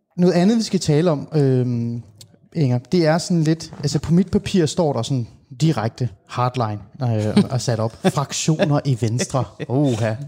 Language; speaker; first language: Danish; early bilingual, other home language; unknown